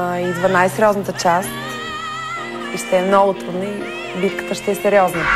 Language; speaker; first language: Bulgarian; native; Bulgarian